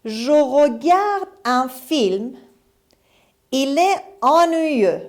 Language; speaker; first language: French; non-native, fluent; Persian